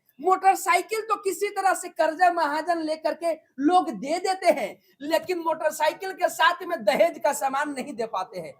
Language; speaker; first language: Hindi; native; Hindi